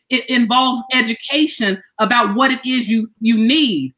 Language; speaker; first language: English; native; English